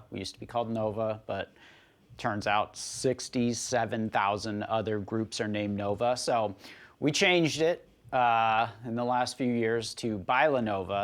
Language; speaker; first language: English; native; English